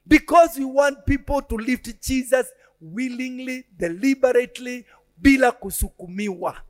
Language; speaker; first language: English; non-native, local second language; Swahili